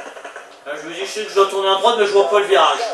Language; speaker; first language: French; native; French